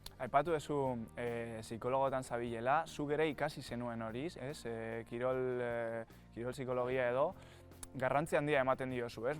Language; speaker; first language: Basque; native; Basque